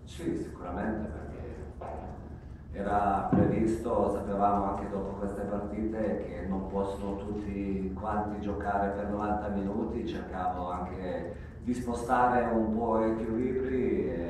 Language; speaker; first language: Italian; non-native, fluent; Croatian